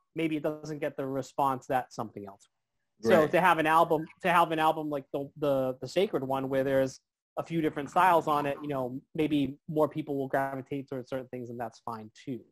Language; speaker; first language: English; native; English